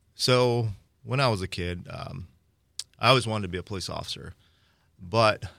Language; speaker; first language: English; early bilingual, other home language; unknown